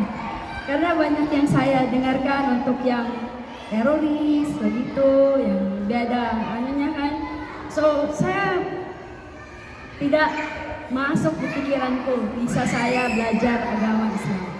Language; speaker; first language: Indonesian; non-native, learner; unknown